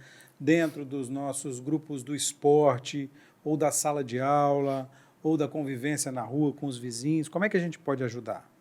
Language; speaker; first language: Portuguese; native; Portuguese